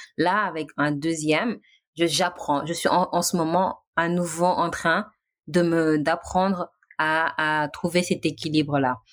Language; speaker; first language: French; non-native, local second language; Wolof